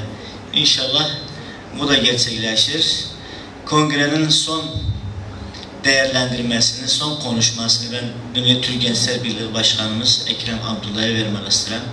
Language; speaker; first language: Turkish; native; Turkish